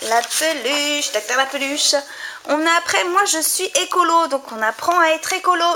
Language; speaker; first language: French; native; French